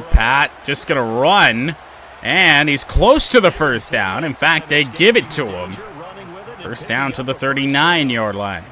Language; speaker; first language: English; native; English